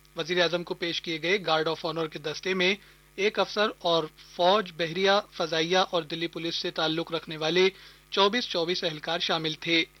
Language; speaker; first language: Urdu; native; Urdu